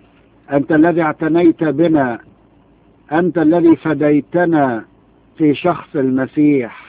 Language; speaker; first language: Arabic; native; Arabic